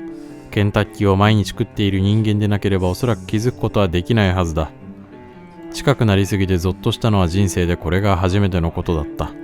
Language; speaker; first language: Japanese; native; Japanese